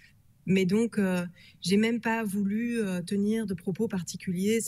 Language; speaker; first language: French; native; French